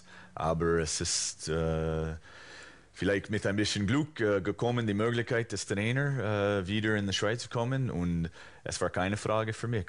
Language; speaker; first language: German; non-native, fluent; English